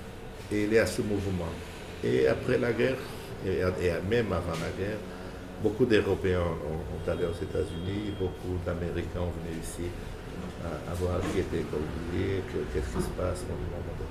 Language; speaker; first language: French; non-native, fluent; Portuguese